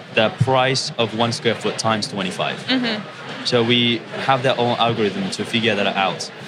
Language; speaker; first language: English; non-native, fluent; Japanese